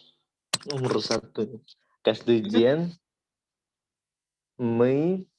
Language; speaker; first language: Russian; non-native, learner; Indonesian